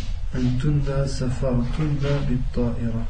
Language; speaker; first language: Arabic; non-native, learner; French